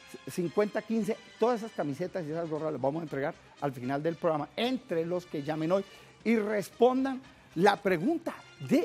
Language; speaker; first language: Spanish; native; Spanish